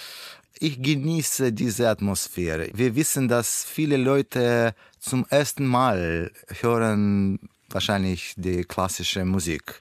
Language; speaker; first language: German; non-native, fluent; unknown